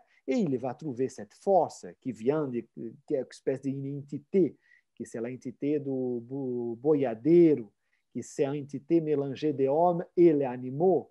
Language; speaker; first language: French; non-native, fluent; Portuguese